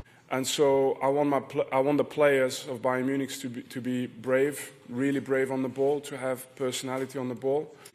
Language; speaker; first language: English; non-native, fluent; French